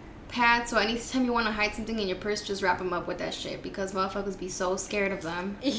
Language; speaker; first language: English; early bilingual, other home language; Spanish